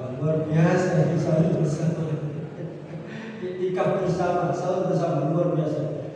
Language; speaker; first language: Indonesian; non-native, local second language; Javanese